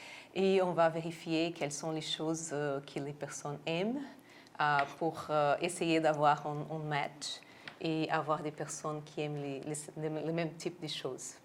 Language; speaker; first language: French; non-native, local second language; English